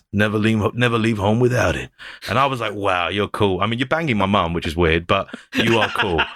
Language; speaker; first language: English; native; English